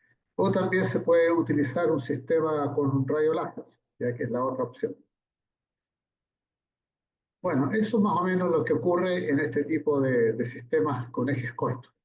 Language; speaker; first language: Spanish; native; Spanish